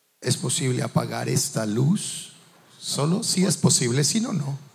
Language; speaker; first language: Spanish; non-native, fluent; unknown